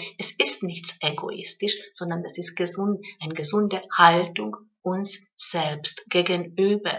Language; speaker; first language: German; non-native, fluent; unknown